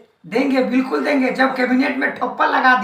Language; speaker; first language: Hindi; native; Hindi